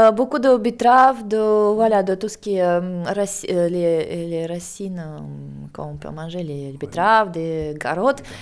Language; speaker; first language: French; non-native, fluent; Russian